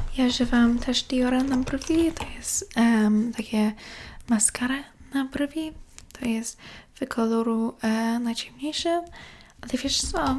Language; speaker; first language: Polish; early bilingual, heritage; Polish